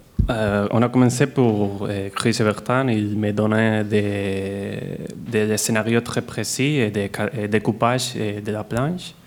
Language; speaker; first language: French; non-native, fluent; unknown